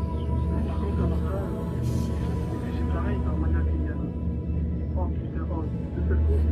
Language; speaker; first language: French; native; French